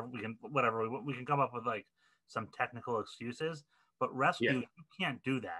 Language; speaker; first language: English; native; English